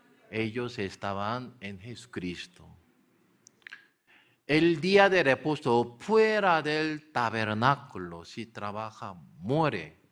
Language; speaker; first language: Spanish; non-native, learner; Korean